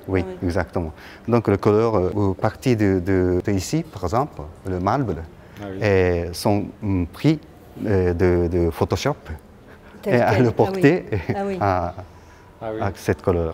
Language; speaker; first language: French; non-native, learner; Japanese